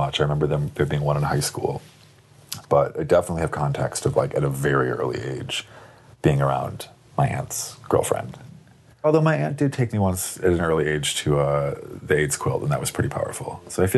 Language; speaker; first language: English; native; English